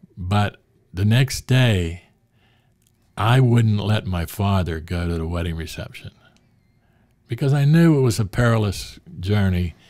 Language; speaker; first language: English; native; English